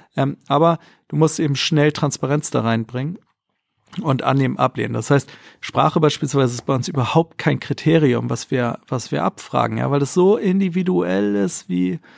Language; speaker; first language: German; native; German